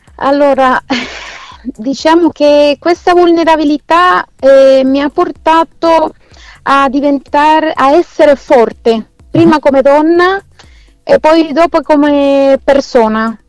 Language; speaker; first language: Italian; non-native, fluent; Spanish